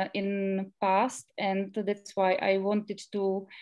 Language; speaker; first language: English; non-native, learner; Czech